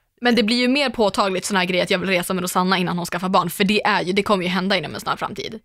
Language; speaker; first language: Swedish; native; Swedish